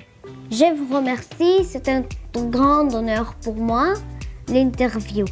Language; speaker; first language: French; non-native, learner; Greek